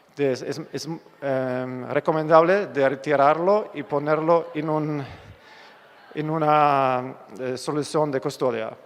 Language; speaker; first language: Spanish; non-native, fluent; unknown